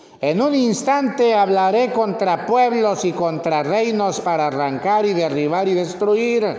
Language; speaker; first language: Spanish; native; Spanish